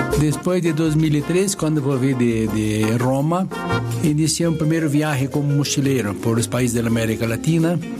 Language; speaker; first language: Spanish; non-native, fluent; Portuguese